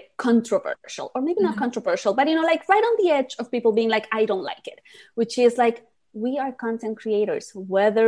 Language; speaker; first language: English; non-native, fluent; Spanish